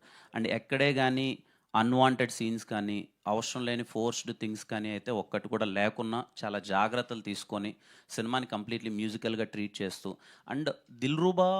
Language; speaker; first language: Telugu; native; Telugu